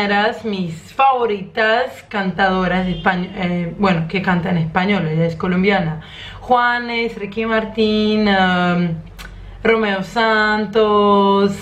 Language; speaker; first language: Spanish; non-native, fluent; Croatian